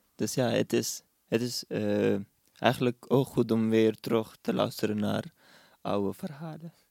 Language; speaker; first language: Dutch; non-native, fluent; Urdu